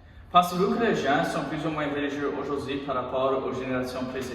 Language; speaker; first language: French; native; French